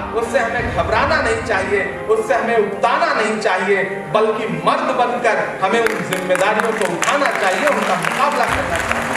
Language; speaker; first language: Urdu; native; Urdu